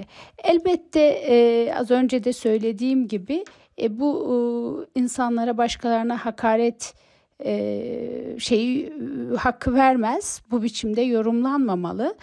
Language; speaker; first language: Turkish; native; Turkish